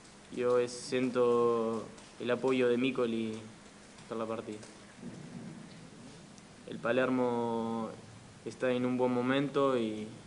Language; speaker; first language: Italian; non-native, learner; Spanish